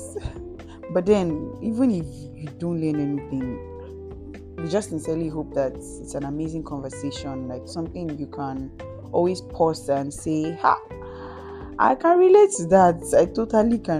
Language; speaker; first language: English; non-native, local second language; Yoruba